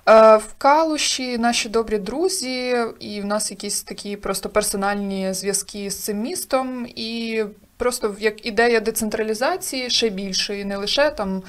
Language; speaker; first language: Ukrainian; native; Ukrainian